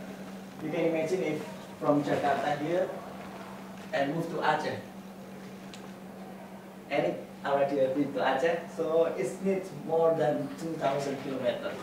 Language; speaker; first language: English; non-native, fluent; Indonesian